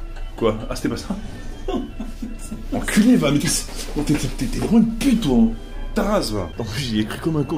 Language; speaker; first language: French; native; French